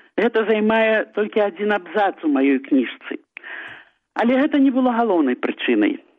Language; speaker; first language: Belarusian; native; Belarusian